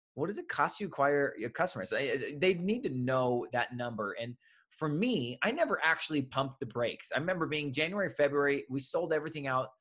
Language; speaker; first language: English; native; English